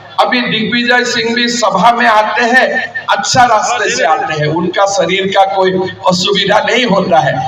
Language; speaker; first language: Hindi; non-native, local second language; Assamese